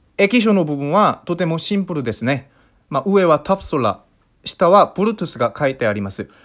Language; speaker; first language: Japanese; non-native, fluent; Korean